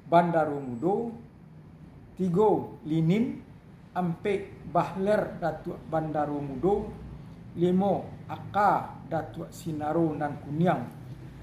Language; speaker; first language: Indonesian; non-native, local second language; Minangkabau